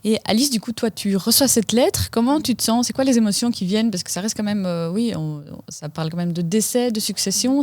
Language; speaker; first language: French; native; French